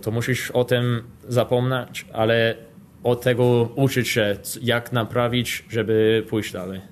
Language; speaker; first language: Polish; non-native, learner; English